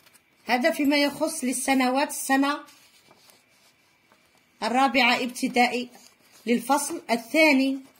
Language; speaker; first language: Arabic; native; Arabic